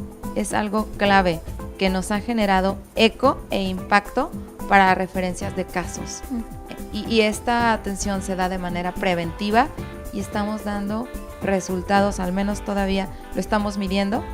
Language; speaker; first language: Spanish; native; Spanish